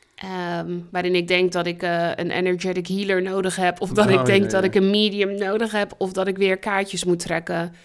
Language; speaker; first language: Dutch; early bilingual, other home language; Spanish